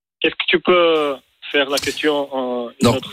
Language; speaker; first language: French; non-native, learner; Portuguese